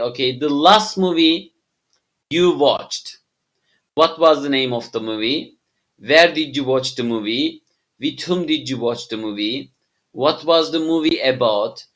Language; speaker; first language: English; non-native, fluent; Turkish